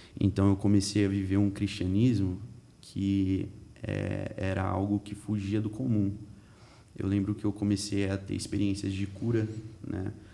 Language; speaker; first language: Portuguese; early bilingual, heritage; Portuguese